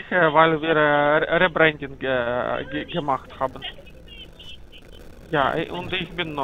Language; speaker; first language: German; non-native, fluent; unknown